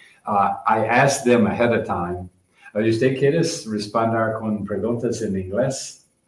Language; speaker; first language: Spanish; non-native, learner; English